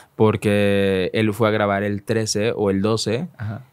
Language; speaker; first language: Spanish; native; Spanish